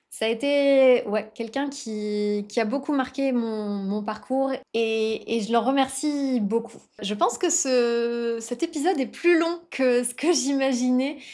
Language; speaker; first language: French; native; French